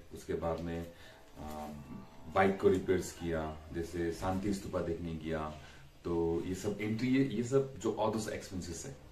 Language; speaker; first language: Hindi; non-native, local second language; Nepali